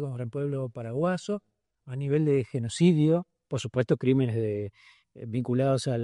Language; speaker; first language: Spanish; native; Spanish